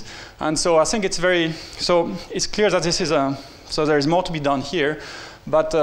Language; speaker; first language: English; non-native, fluent; French